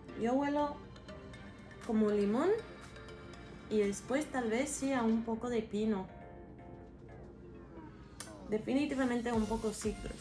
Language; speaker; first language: Spanish; non-native, fluent; English